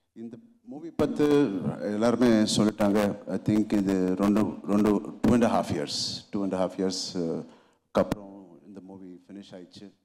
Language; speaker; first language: Tamil; non-native, local second language; Telugu